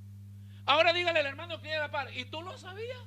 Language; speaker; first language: Spanish; native; Spanish